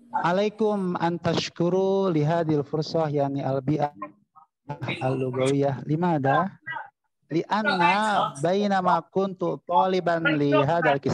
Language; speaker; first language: Arabic; non-native, fluent; Indonesian